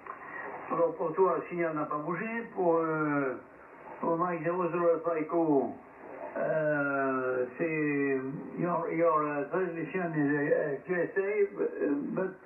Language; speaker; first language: French; native; French